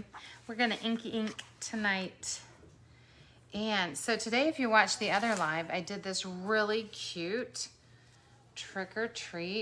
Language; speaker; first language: English; native; English